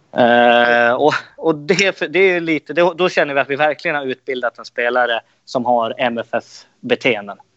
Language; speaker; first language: Swedish; native; Swedish